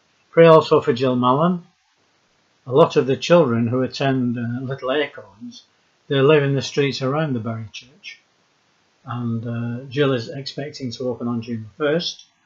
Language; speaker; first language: English; native; English